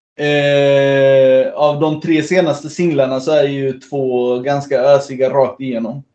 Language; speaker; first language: Swedish; early bilingual, other home language; Spanish